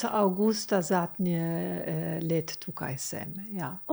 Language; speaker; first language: Slovenian; non-native, learner; German